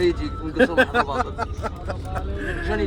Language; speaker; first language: Arabic; native; Arabic